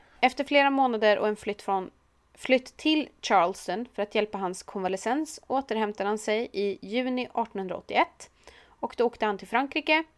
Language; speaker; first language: Swedish; native; Swedish